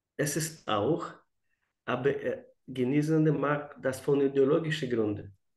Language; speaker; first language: German; non-native, fluent; Russian